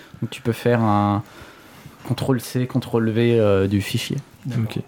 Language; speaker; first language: French; native; French